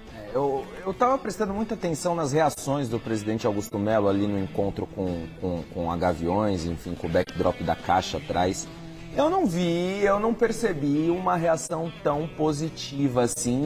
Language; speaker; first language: Portuguese; native; Portuguese